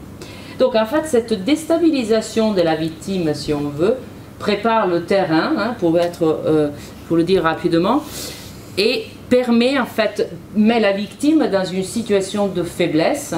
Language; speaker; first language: French; native; French